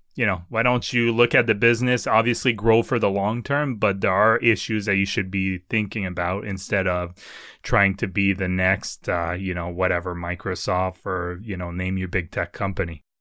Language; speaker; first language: English; native; English